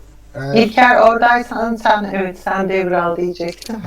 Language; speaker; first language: Turkish; native; Turkish